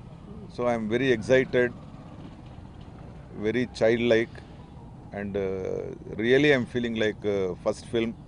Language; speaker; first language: Telugu; non-native, fluent; Tamil